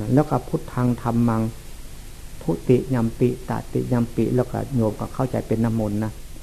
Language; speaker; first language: Thai; non-native, local second language; Lao